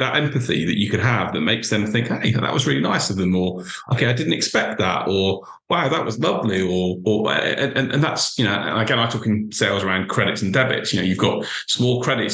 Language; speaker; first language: English; native; English